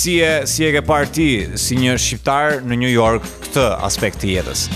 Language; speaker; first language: Albanian; native; Albanian